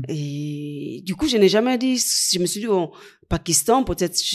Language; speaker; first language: French; non-native, fluent; English